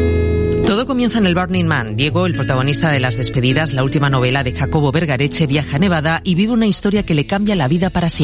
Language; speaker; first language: Spanish; native; Spanish